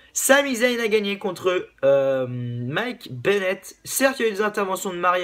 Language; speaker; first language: French; native; French